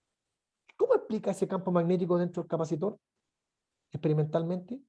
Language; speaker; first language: Spanish; native; Spanish